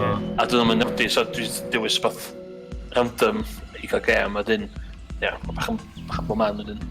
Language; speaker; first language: Welsh; native; Welsh